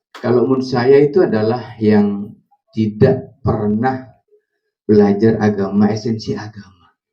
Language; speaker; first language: Indonesian; non-native, local second language; Madurese